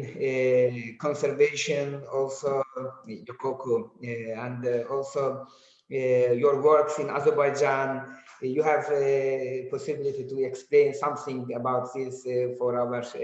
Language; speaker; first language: English; non-native, learner; Azerbaijani